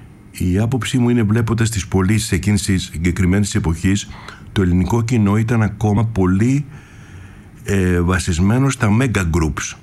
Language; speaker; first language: Greek; native; Greek